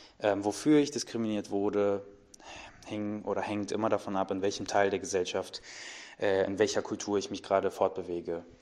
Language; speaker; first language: German; early bilingual, other home language; Arabic